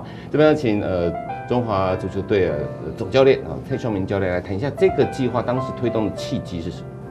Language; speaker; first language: Chinese; native; Chinese